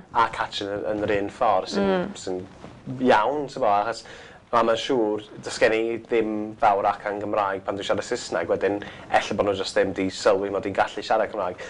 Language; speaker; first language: Welsh; non-native, local second language; English